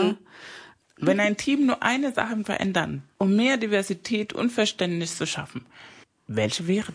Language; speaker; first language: German; non-native, fluent; Spanish